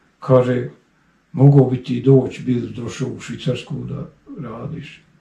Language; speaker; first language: Bosnian; native; Bosnian